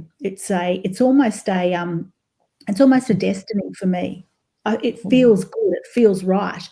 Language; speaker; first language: English; native; English